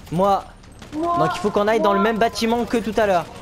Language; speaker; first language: French; native; French